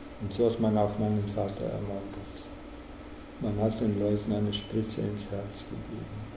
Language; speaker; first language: German; non-native, fluent; Czech